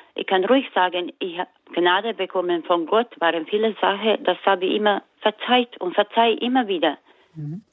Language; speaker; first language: German; non-native, learner; Croatian